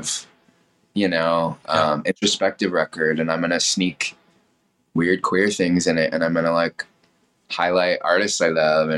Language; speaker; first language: English; native; English